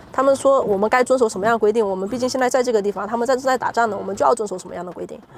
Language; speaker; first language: Chinese; native; Chinese